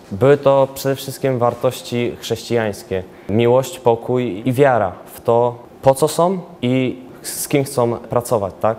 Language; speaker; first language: Polish; native; Polish